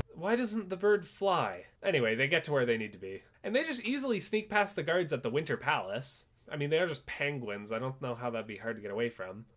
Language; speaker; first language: English; native; English